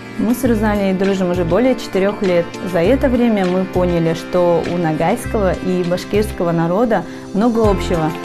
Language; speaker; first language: Russian; non-native, local second language; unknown